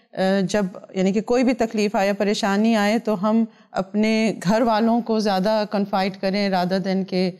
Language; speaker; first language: Urdu; native; Urdu